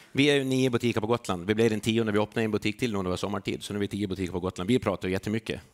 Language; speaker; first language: Swedish; native; Swedish